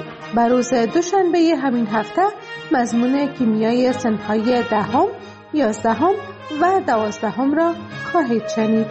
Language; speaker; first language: Persian; native; Persian